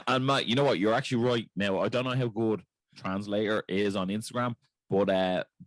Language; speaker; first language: English; native; English